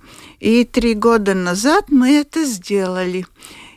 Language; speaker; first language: Russian; non-native, local second language; Latvian